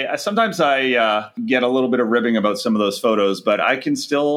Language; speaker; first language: English; native; English